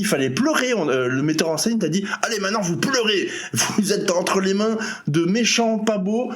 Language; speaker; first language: French; native; French